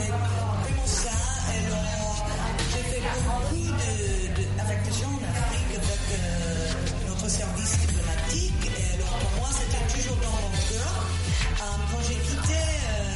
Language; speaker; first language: French; non-native, fluent; English